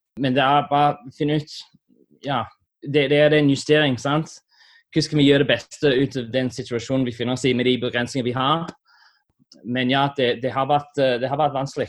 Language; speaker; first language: Norwegian; non-native, fluent; English